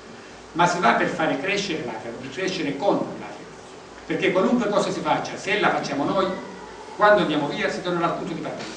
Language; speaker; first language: Italian; native; Italian